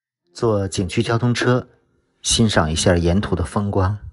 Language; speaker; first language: Chinese; native; Chinese